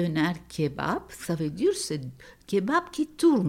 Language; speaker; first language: French; non-native, fluent; Turkish